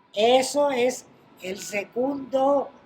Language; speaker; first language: Spanish; non-native, fluent; Greek